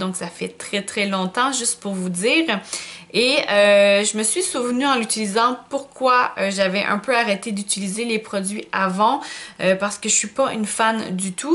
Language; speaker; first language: French; native; French